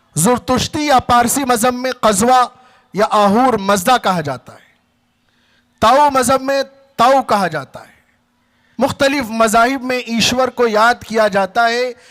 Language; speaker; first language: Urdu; native; Urdu